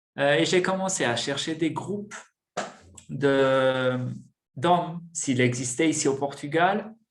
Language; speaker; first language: French; non-native, fluent; Portuguese